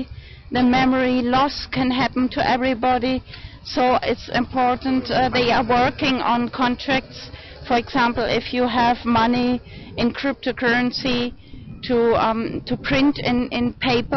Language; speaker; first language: English; non-native, fluent; German